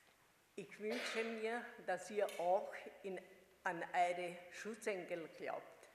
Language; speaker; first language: German; non-native, fluent; Hungarian